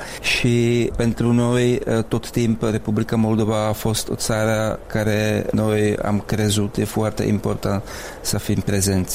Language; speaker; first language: Romanian; non-native, learner; Czech